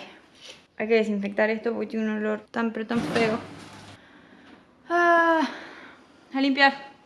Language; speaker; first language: Spanish; native; Spanish